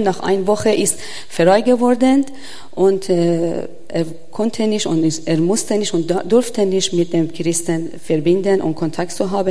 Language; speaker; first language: German; non-native, learner; Persian